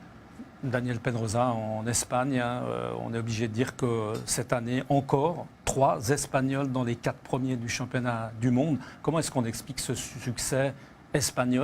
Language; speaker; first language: French; native; French